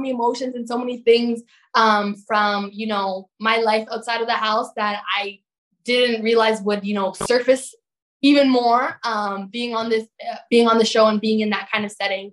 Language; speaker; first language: English; native; English